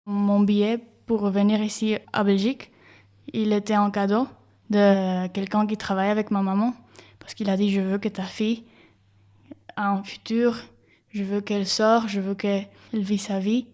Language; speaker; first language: French; non-native, learner; Spanish